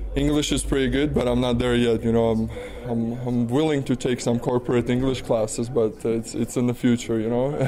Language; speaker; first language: English; non-native, fluent; Russian